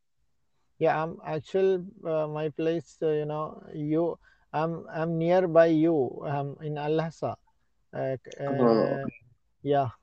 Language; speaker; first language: English; non-native, learner; Malayalam